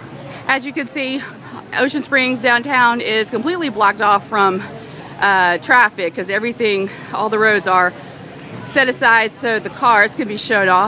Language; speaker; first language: English; native; English